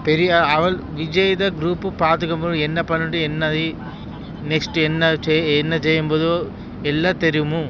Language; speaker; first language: Tamil; non-native, learner; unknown